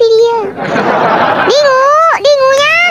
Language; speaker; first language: Vietnamese; non-native, learner; Indonesian